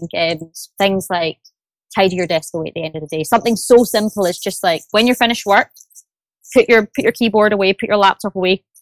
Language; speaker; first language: English; native; English